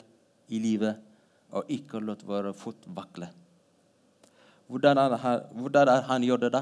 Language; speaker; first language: Norwegian; non-native, fluent; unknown